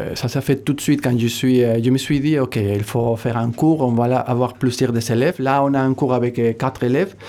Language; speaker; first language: French; non-native, fluent; Spanish